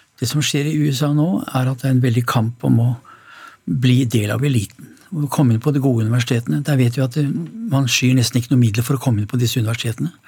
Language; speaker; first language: Norwegian; native; Norwegian